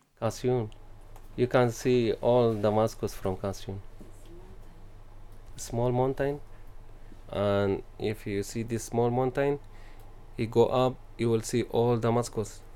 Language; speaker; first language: English; non-native, learner; Arabic